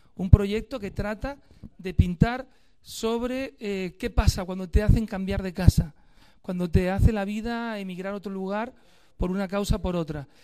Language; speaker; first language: Spanish; native; Spanish